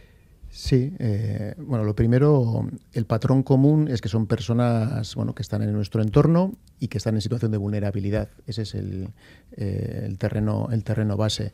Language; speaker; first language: Spanish; native; Spanish